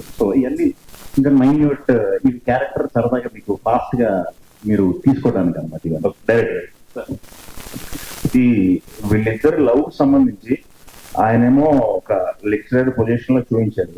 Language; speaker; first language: Telugu; native; Telugu